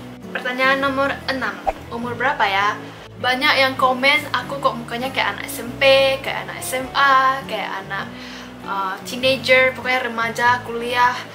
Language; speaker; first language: Indonesian; non-native, local second language; Min Nan Chinese